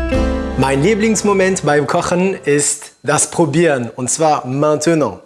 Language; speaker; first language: German; non-native, fluent; French